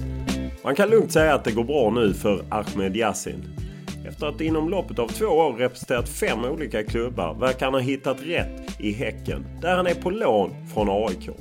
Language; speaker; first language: Swedish; native; Swedish